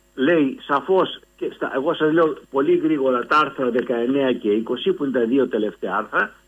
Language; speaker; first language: Greek; native; Greek